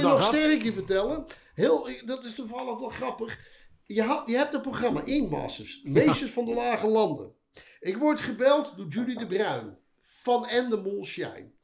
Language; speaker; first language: Dutch; native; Dutch